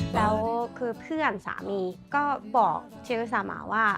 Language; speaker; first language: Thai; non-native, fluent; Japanese